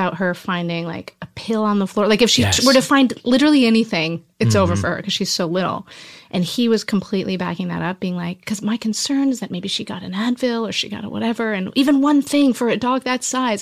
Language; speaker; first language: English; native; English